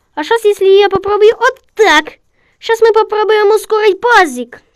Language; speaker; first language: Russian; non-native, local second language; Ukrainian